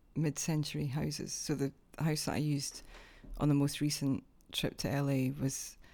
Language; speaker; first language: English; native; English